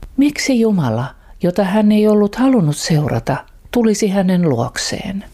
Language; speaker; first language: Finnish; native; Finnish